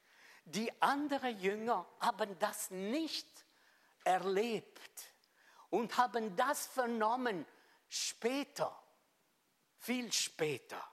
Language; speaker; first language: German; non-native, fluent; Italian